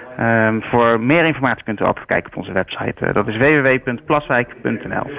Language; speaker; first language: Dutch; native; Dutch